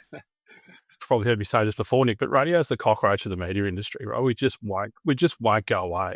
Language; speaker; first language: English; native; English